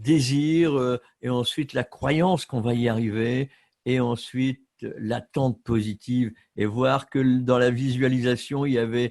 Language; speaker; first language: French; native; French